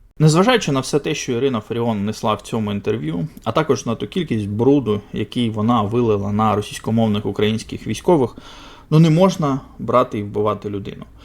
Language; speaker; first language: Ukrainian; non-native, local second language; Russian